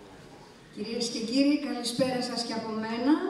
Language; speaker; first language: Greek; native; Greek